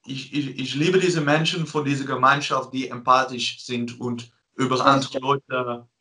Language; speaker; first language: German; non-native, learner; Dutch